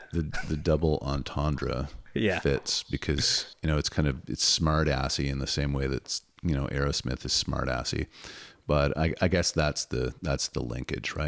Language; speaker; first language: English; native; English